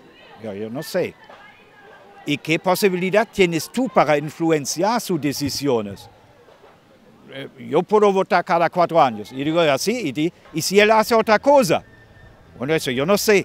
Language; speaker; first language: Spanish; non-native, fluent; German